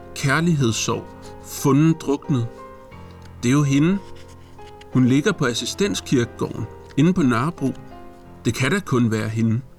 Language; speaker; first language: Danish; native; Danish